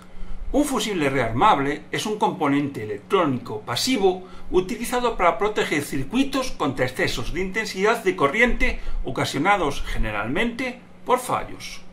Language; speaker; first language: Spanish; native; Spanish